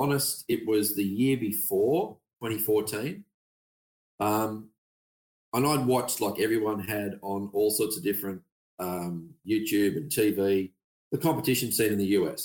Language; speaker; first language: English; native; English